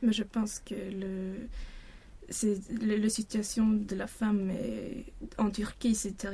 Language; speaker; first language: French; non-native, learner; Swedish